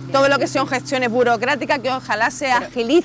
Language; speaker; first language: Spanish; native; Spanish